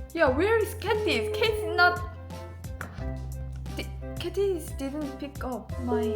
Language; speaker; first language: English; non-native, learner; Korean